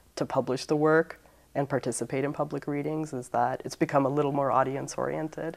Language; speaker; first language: English; native; English